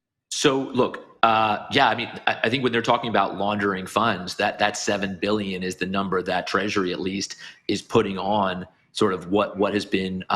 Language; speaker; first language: English; native; English